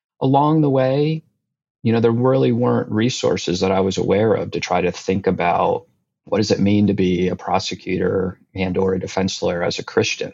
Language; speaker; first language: English; native; English